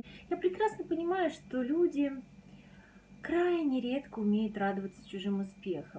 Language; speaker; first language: Russian; native; Russian